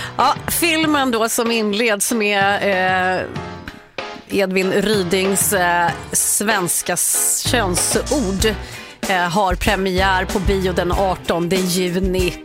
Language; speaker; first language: Swedish; native; Swedish